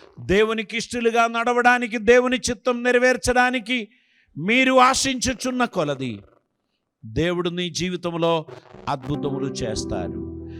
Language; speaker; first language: Telugu; non-native, fluent; Malayalam